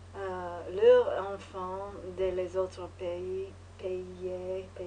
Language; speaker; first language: French; non-native, learner; English